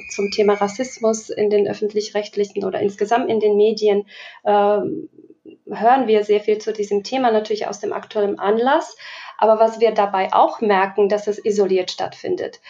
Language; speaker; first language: German; non-native, fluent; Slovak